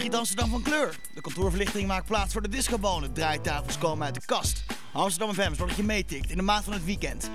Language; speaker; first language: Dutch; native; Dutch